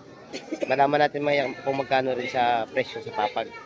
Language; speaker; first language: Filipino; native; Filipino